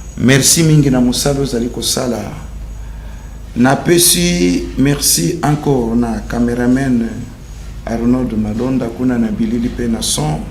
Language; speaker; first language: Lingala; native; Lingala